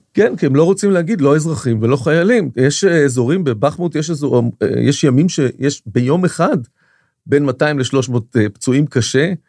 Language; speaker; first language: Hebrew; native; Hebrew